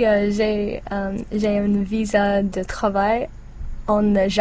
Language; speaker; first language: French; non-native, learner; English